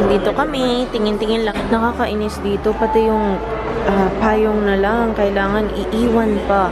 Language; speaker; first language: Filipino; early bilingual, heritage; Filipino